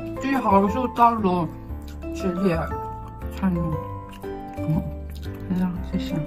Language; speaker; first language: Chinese; non-native, fluent; Korean